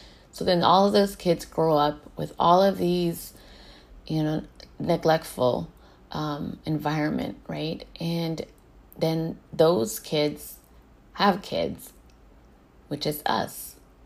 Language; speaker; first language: English; early bilingual, other home language; Spanish